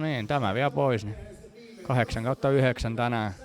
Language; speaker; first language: Finnish; native; Finnish